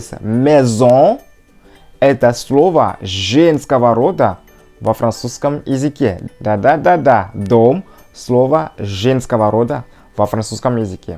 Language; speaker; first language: Russian; non-native, fluent; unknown